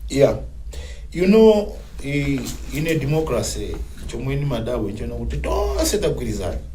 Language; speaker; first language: Nyanja; non-native, local second language; Tumbuka